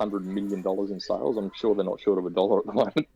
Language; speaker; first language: English; native; English